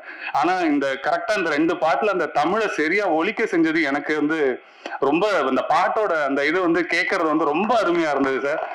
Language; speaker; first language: Tamil; native; Tamil